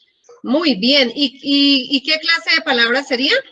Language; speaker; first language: Spanish; native; Spanish